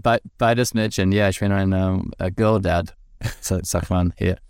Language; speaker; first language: German; non-native, learner; English